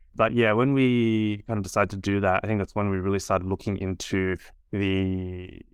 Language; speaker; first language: English; native; English